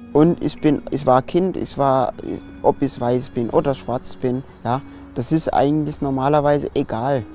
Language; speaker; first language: German; non-native, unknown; French